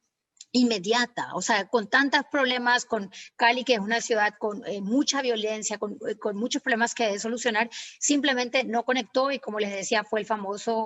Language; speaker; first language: Spanish; native; Spanish